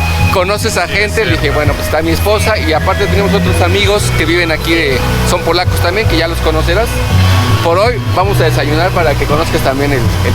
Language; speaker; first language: Spanish; native; Spanish